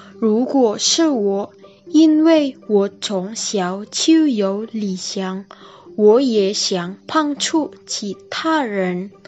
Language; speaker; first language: Chinese; non-native, learner; Indonesian